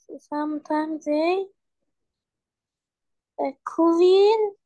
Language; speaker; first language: English; non-native, learner; Arabic